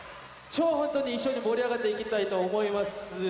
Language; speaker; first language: Japanese; non-native, fluent; Korean